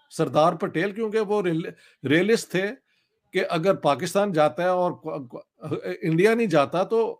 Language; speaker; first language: Urdu; non-native, local second language; Punjabi